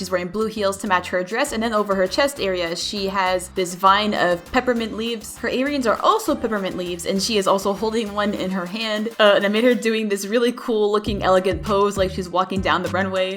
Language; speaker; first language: English; native; English